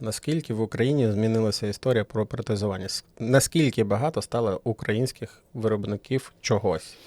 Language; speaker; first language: Ukrainian; native; Ukrainian